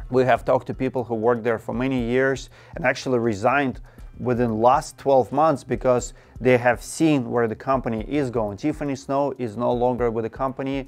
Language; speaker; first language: English; non-native, fluent; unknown